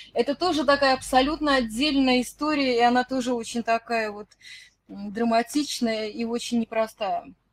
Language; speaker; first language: Russian; native; Russian